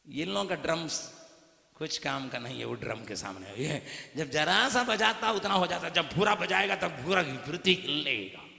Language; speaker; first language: Hindi; non-native, local second language; Tamil